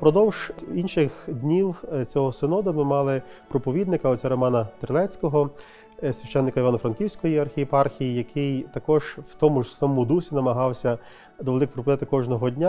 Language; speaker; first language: Ukrainian; native; Ukrainian